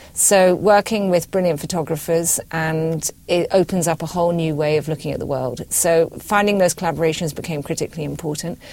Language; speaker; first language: English; native; English